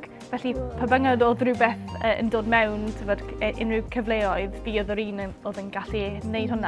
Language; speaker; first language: Welsh; non-native, local second language; English